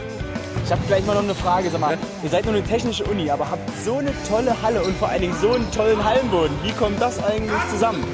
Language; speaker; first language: German; native; German